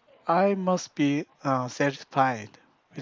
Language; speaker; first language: English; non-native, learner; Korean